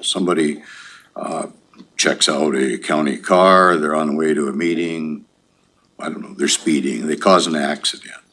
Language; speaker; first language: English; native; English